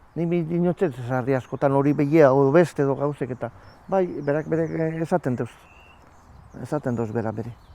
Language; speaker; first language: Basque; native; Basque